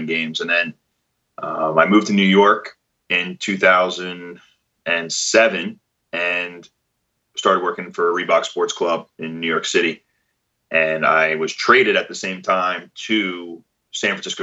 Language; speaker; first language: English; native; English